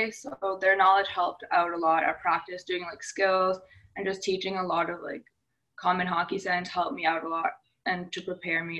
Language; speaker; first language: English; native; English